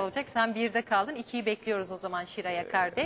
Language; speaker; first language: Turkish; native; Turkish